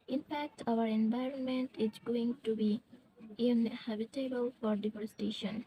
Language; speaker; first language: English; non-native, local second language; Bangla